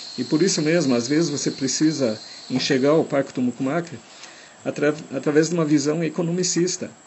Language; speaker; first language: Portuguese; non-native, fluent; German